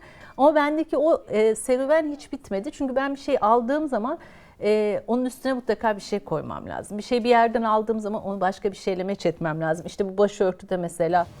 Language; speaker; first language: Turkish; native; Turkish